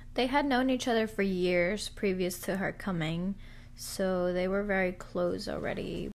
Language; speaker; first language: English; early bilingual, other home language; Spanish